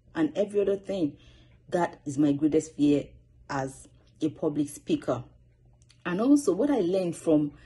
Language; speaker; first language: English; non-native, local second language; Yoruba